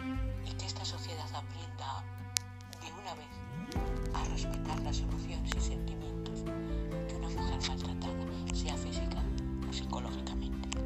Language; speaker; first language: Spanish; native; Spanish